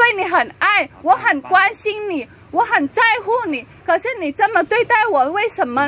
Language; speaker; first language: Chinese; non-native, fluent; Indonesian